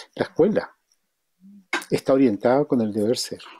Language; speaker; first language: Spanish; native; Spanish